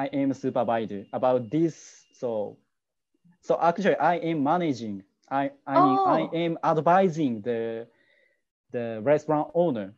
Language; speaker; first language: English; non-native, learner; Japanese